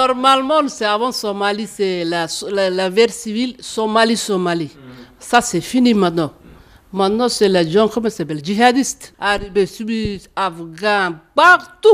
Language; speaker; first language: French; non-native, learner; Somali